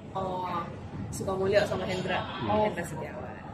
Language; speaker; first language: Chinese; non-native, learner; Indonesian